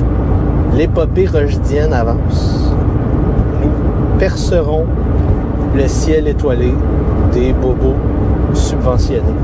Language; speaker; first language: French; native; French